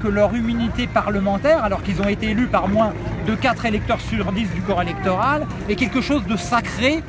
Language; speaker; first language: French; native; French